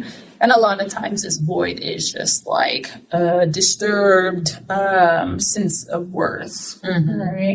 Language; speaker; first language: English; native; English